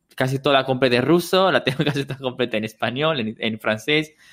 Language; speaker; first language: Spanish; non-native, fluent; Italian